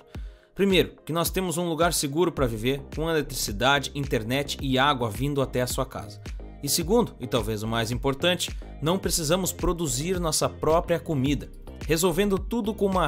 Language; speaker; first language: Portuguese; native; Portuguese